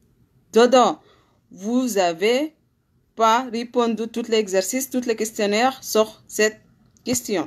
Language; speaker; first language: French; non-native, learner; Arabic